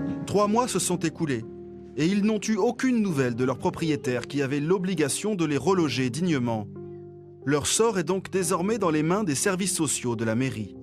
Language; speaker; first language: French; native; French